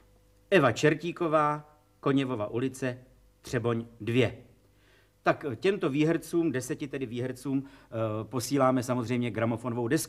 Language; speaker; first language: Czech; native; Czech